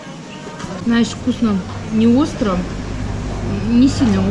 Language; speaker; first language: Russian; native; Russian